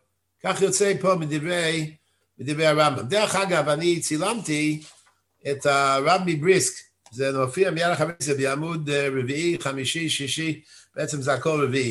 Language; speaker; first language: Hebrew; non-native, fluent; English